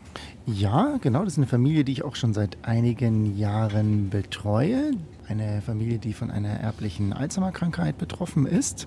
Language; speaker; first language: German; native; German